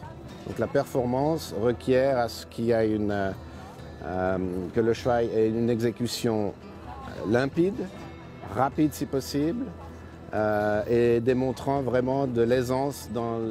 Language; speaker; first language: French; native; French